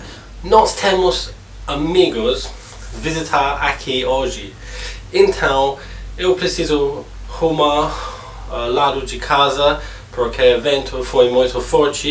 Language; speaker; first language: Portuguese; non-native, learner; English